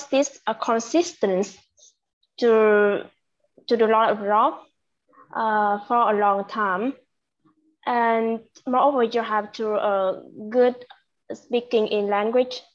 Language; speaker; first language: English; non-native, learner; Vietnamese